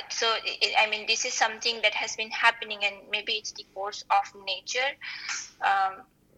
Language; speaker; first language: English; non-native, local second language; Hindi